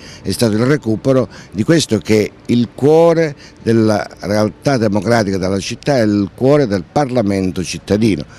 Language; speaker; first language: Italian; native; Italian